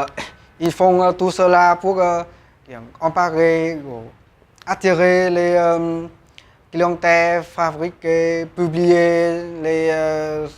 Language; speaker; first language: French; non-native, learner; Vietnamese